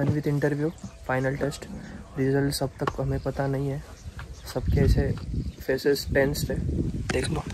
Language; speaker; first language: Hindi; non-native, local second language; Marathi